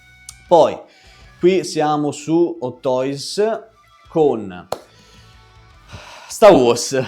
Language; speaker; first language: Italian; native; Italian